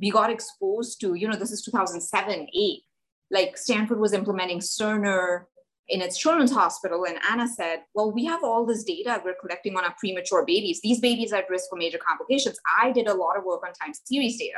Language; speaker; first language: English; non-native, local second language; Hindi